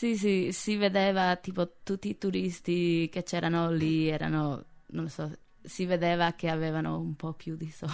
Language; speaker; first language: Italian; non-native, fluent; English